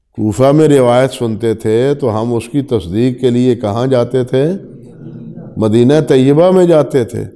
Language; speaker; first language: Urdu; non-native, local second language; Punjabi